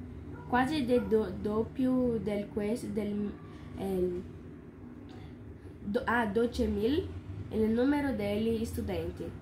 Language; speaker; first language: Italian; non-native, learner; Portuguese